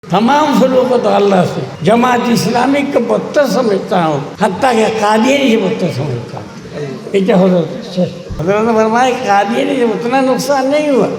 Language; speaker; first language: Urdu; non-native, fluent; Bangla